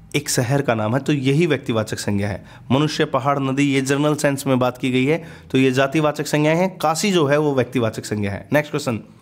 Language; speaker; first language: Hindi; native; Hindi